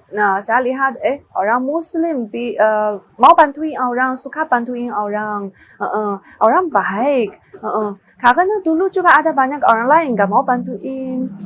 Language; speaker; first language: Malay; non-native, learner; Chinese